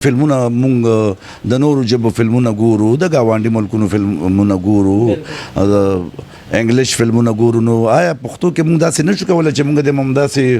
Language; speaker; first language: Pashto; native; Pashto